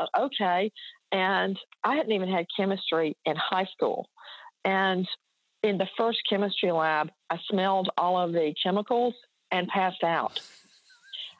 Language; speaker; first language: English; native; English